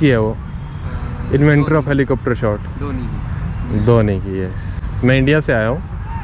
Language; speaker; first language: Hindi; native; Hindi